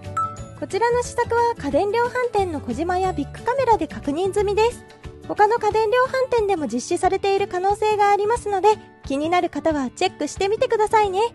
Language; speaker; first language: Japanese; native; Japanese